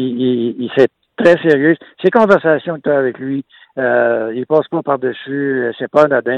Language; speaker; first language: French; native; French